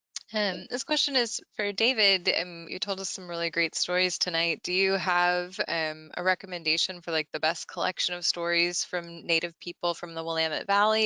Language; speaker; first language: English; native; English